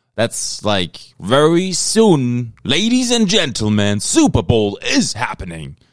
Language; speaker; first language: English; non-native, fluent; German